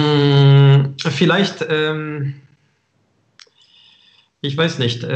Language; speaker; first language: German; non-native, fluent; French